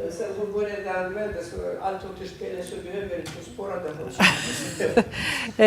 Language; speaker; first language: Swedish; non-native, fluent; Russian